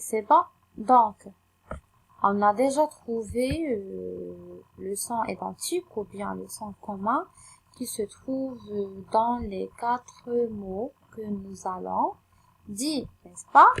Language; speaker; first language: French; non-native, local second language; Arabic